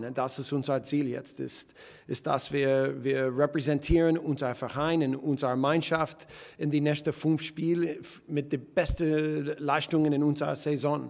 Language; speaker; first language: German; non-native, fluent; English